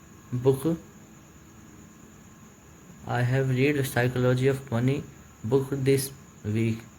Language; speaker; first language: English; non-native, learner; Hindi